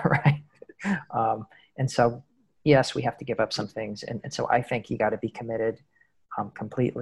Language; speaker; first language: English; native; English